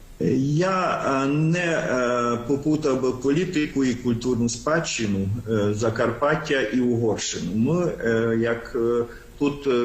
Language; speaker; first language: Ukrainian; non-native, local second language; Hungarian